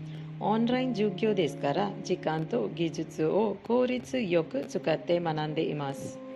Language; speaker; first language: Japanese; non-native, learner; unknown